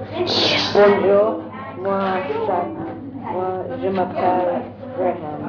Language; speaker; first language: French; non-native, learner; English